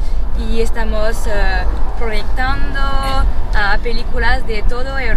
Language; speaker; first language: Spanish; non-native, fluent; French